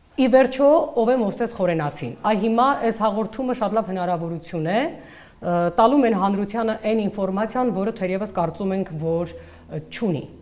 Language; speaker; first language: Armenian; native; Armenian